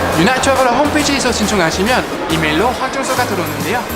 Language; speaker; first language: Korean; native; Korean